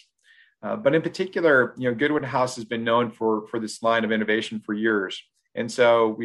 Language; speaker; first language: English; native; English